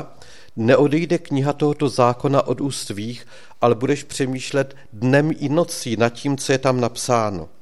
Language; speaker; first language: Czech; native; Czech